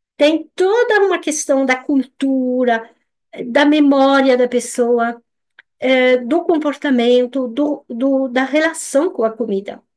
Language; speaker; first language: Portuguese; non-native, fluent; French